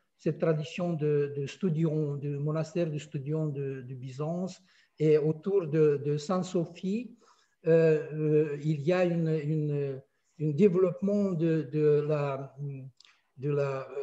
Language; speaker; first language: French; non-native, fluent; Russian